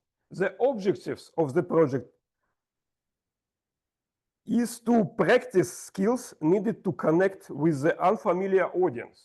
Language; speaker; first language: English; non-native, fluent; Russian